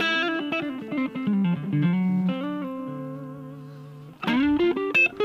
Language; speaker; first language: English; native; English